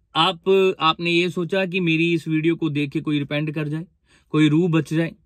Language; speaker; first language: Hindi; non-native, local second language; Punjabi